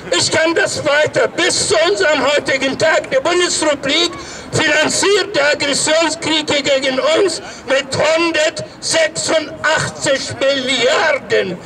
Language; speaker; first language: German; non-native, fluent; Arabic